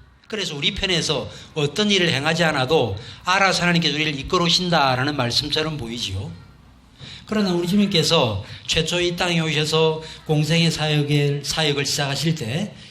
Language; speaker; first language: Korean; native; Korean